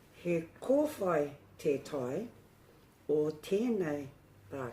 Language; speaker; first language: Māori; non-native, learner; English